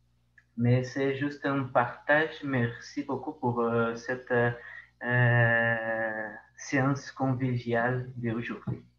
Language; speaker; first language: French; non-native, learner; Portuguese